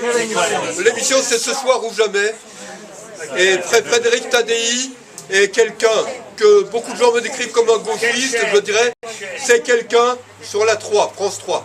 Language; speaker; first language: French; native; French